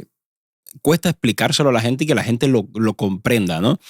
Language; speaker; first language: Spanish; native; Spanish